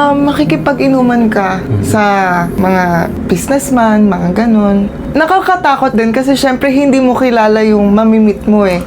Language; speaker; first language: Filipino; non-native, local second language; Cebuano